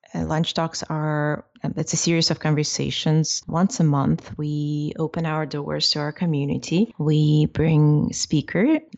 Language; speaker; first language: English; non-native, fluent; Russian